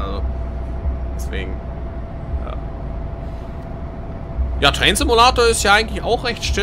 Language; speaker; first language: German; native; German